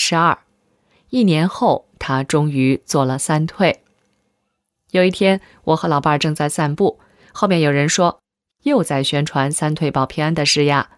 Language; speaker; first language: Chinese; native; Chinese